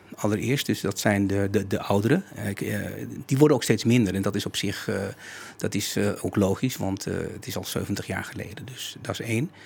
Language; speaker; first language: Dutch; native; Dutch